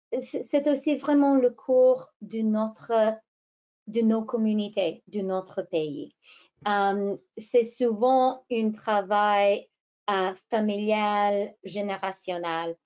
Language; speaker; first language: French; non-native, fluent; English